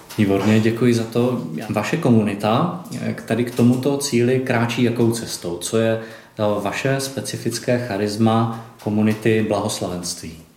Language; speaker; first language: Czech; native; Czech